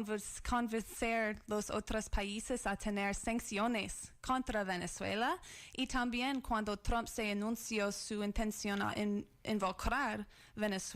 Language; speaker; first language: Spanish; non-native, learner; English